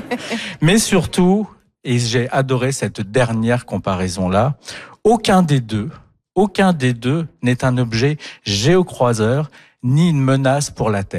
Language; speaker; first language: French; native; French